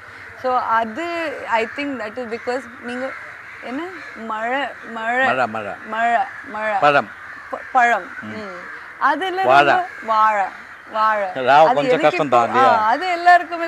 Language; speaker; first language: Tamil; non-native, fluent; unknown